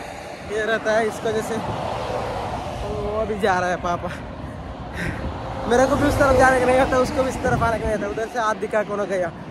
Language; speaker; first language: Hindi; non-native, local second language; Kannada